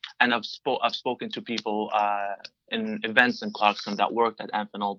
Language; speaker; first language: English; non-native, fluent; Arabic